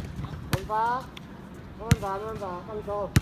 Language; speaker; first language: Chinese; native; Chinese